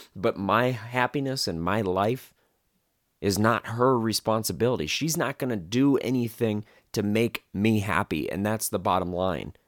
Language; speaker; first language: English; native; English